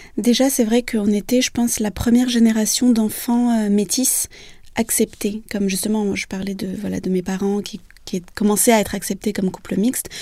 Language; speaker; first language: French; early bilingual, other home language; Vietnamese